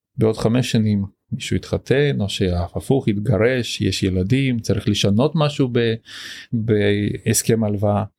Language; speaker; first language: Hebrew; native; Hebrew